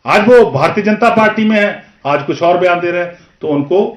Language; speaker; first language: Hindi; non-native, local second language; Punjabi